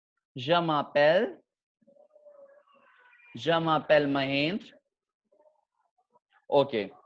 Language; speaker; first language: French; non-native, fluent; Hindi